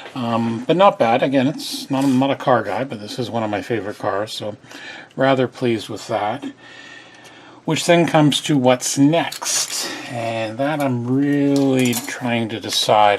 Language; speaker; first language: English; native; English